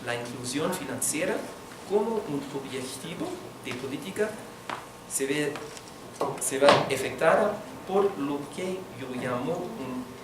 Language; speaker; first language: Spanish; non-native, learner; English